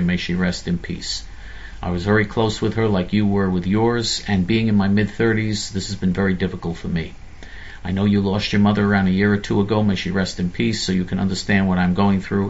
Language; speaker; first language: English; native; English